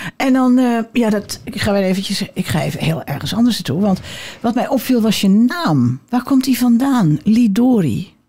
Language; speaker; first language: Dutch; native; Dutch